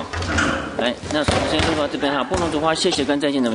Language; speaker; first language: Chinese; native; Chinese